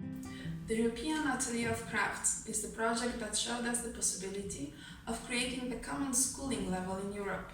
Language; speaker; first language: English; non-native, fluent; Polish